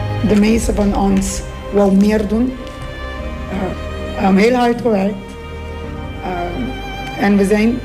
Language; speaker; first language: Dutch; non-native, local second language; Papiamento